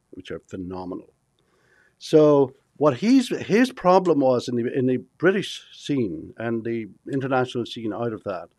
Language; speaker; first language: English; native; English